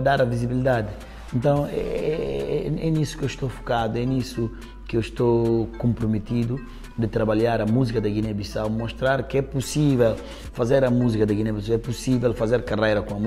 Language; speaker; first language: Portuguese; non-native, local second language; Upper Guinea Crioulo